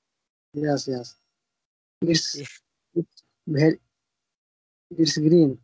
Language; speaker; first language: English; non-native, learner; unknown